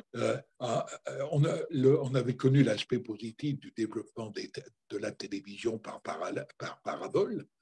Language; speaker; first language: French; native; French